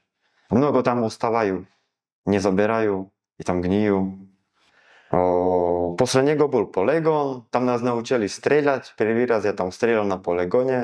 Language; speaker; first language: Russian; non-native, learner; Slovak